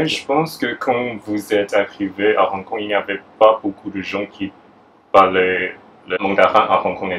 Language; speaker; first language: French; non-native, fluent; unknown